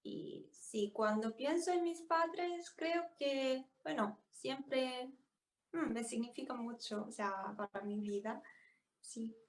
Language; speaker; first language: Spanish; non-native, fluent; Korean